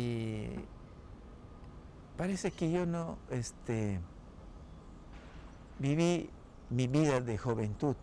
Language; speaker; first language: Spanish; non-native, local second language; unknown